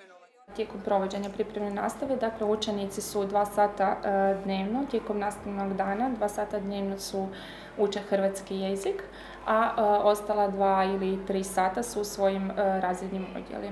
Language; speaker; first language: Croatian; native; Croatian